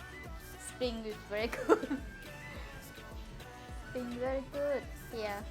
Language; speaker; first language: English; non-native, learner; Thai